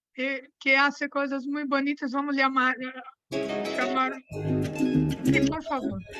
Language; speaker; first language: Spanish; non-native, fluent; Portuguese